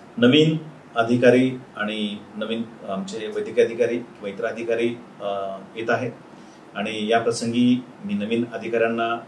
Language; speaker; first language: Marathi; native; Marathi